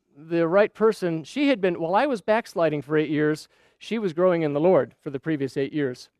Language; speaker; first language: English; native; English